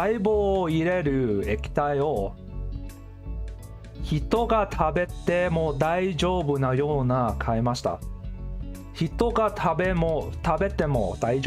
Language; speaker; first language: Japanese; non-native, learner; English